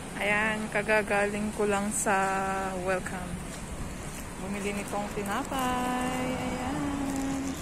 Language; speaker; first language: Filipino; native; Filipino